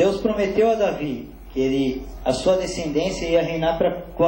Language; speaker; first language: Portuguese; native; Portuguese